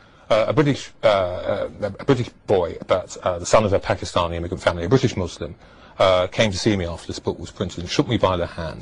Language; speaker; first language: English; native; English